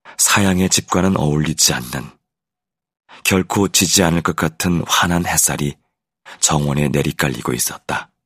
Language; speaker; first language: Korean; native; Korean